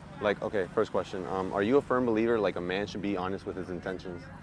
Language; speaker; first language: English; early bilingual, other home language; Spanish